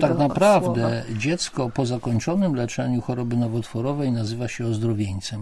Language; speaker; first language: Polish; native; Polish